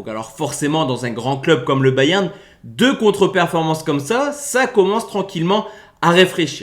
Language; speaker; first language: French; native; French